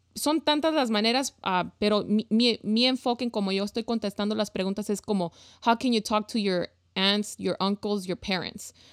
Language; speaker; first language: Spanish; early bilingual, heritage; Spanish